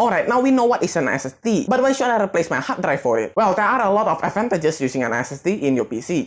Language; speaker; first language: English; non-native, fluent; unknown